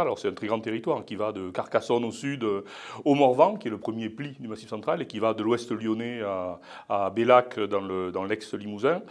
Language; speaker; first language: French; native; French